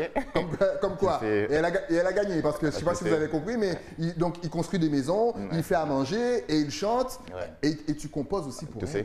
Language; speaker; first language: French; native; French